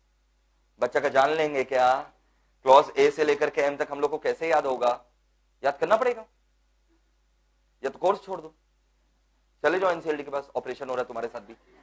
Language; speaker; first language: Hindi; non-native, local second language; Bangla